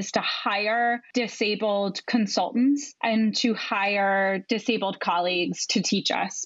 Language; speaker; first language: English; native; English